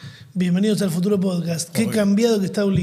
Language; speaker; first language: Spanish; native; Spanish